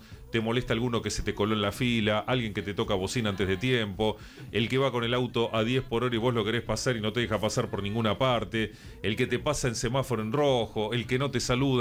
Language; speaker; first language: Spanish; native; Spanish